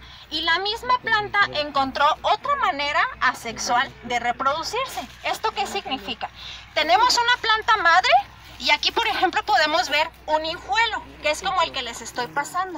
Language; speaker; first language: Spanish; native; Spanish